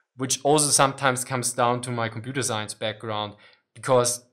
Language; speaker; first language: English; non-native, fluent; German